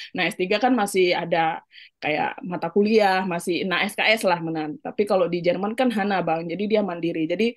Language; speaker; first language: Indonesian; non-native, local second language; Achinese